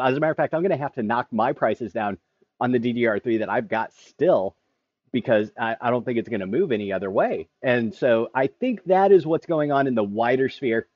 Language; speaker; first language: English; native; English